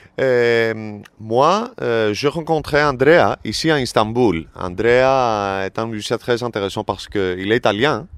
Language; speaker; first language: French; non-native, learner; Greek